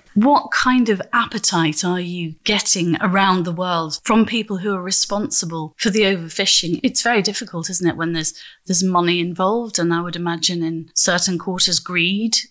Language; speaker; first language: English; native; English